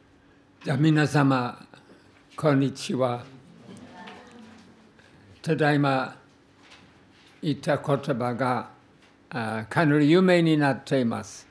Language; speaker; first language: Japanese; non-native, fluent; English